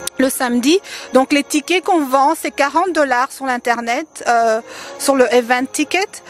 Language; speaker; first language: French; non-native, local second language; Lingala